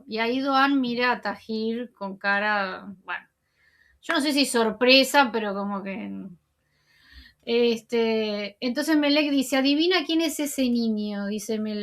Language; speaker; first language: Spanish; native; Spanish